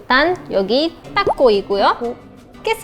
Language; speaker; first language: Korean; non-native, fluent; Spanish